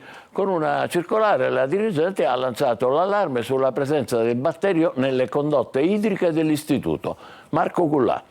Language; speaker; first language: Italian; native; Italian